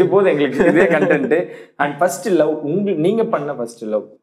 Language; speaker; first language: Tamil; native; Tamil